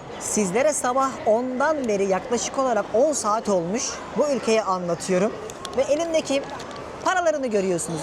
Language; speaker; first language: Turkish; native; Turkish